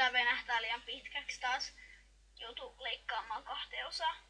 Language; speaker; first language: Finnish; native; Finnish